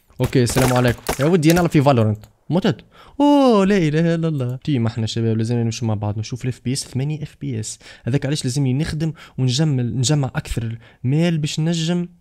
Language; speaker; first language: Arabic; native; Arabic